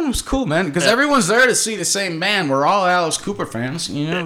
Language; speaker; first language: English; native; English